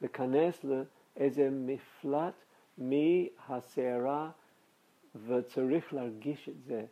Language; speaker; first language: Hebrew; non-native, fluent; English